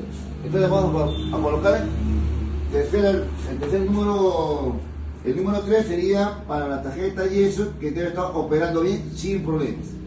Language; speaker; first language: Spanish; native; Spanish